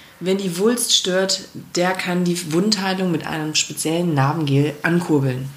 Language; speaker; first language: German; native; German